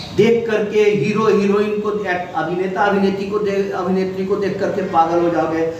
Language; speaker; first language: Hindi; native; Hindi